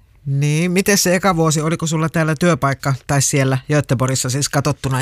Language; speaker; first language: Finnish; native; Finnish